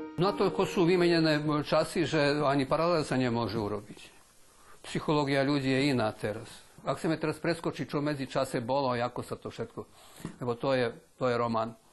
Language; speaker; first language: Slovak; early bilingual, heritage; Slovak